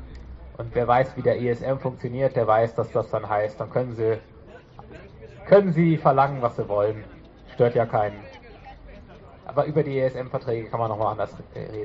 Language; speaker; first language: German; native; German